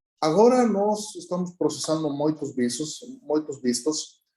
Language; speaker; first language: Portuguese; non-native, learner; Spanish